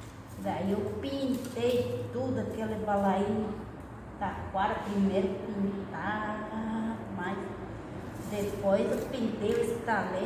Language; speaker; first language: Portuguese; non-native, local second language; Guarani